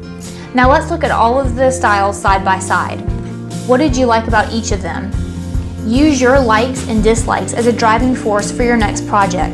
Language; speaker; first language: English; native; English